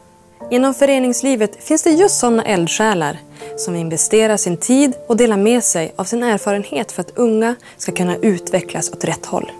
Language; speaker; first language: Swedish; native; Swedish